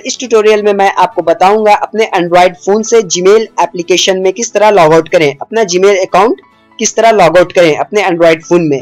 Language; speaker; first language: Hindi; native; Hindi